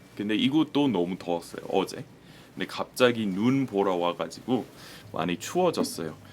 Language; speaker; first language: Korean; non-native, fluent; English